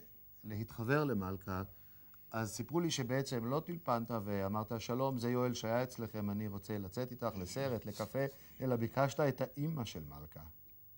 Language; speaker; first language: Hebrew; native; Hebrew